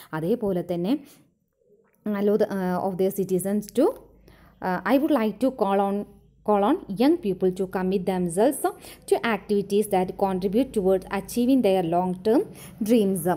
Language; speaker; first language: English; non-native, local second language; Malayalam